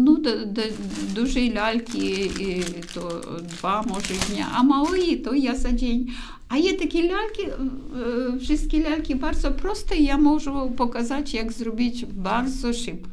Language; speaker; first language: Polish; non-native, learner; Ukrainian